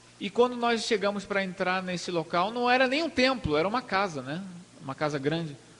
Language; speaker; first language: Portuguese; native; Portuguese